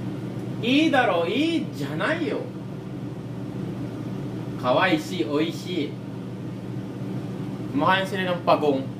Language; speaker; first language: Japanese; non-native, fluent; Filipino